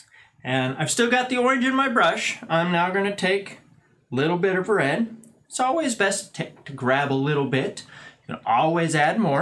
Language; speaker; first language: English; native; English